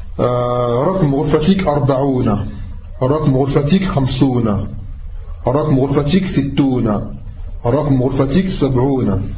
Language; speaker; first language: Arabic; non-native, fluent; French